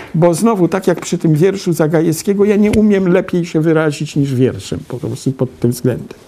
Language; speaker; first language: Polish; native; Polish